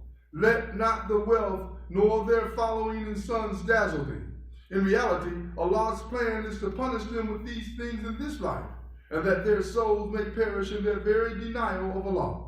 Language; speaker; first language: English; native; English